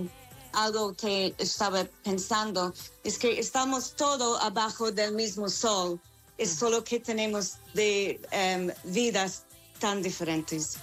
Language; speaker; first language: Spanish; non-native, fluent; English